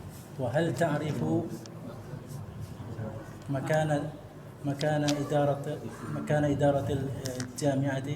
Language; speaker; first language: Arabic; non-native, learner; Indonesian